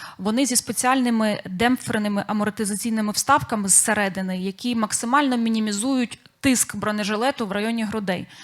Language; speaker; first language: Ukrainian; native; Ukrainian